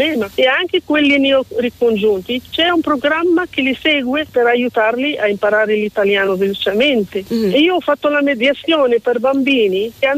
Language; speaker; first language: Italian; non-native, fluent; Arabic